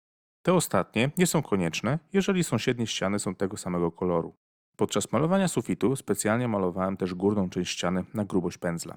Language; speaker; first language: Polish; native; Polish